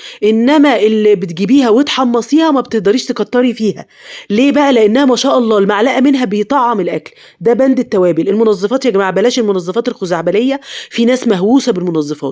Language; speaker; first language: Arabic; native; Arabic